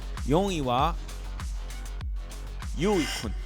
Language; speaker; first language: Japanese; non-native, learner; Korean